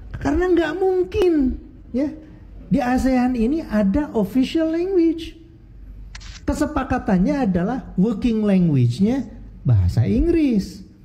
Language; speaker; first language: Indonesian; native; Indonesian